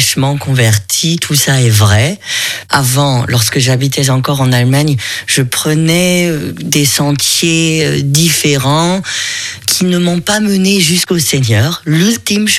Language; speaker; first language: French; non-native, fluent; German